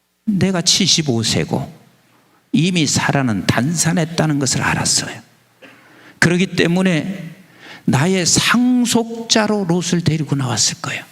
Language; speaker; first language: Korean; native; Korean